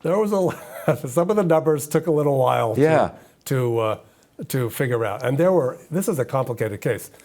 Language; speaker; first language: English; native; English